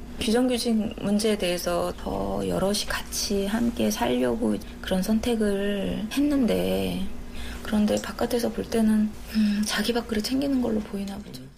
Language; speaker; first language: Korean; native; Korean